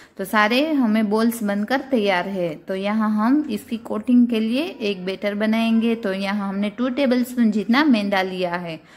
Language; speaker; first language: Hindi; non-native, local second language; Gujarati